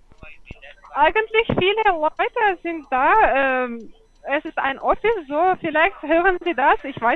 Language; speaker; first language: German; non-native, learner; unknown